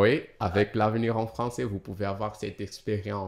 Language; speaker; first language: French; non-native, fluent; Portuguese